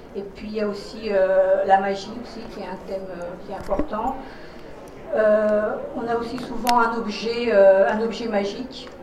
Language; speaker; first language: French; non-native, fluent; Portuguese